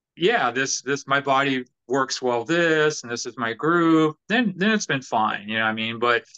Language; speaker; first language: English; native; English